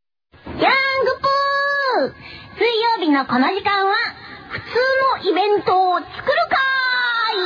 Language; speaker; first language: Japanese; native; Japanese